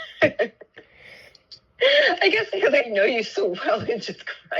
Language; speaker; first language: English; native; English